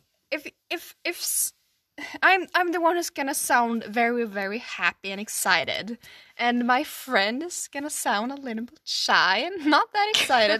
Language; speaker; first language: English; non-native, fluent; Swedish